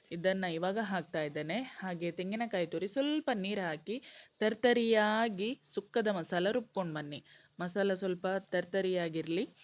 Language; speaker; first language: Kannada; non-native, local second language; Konkani